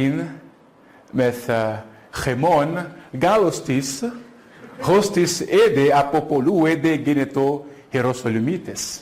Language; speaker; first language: Greek; non-native, fluent; Portuguese